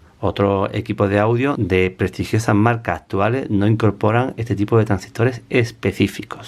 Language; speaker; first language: Spanish; native; Spanish